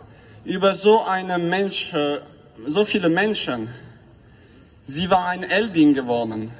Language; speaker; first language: German; non-native, fluent; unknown